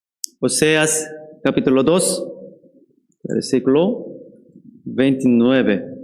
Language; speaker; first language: Spanish; non-native, fluent; Korean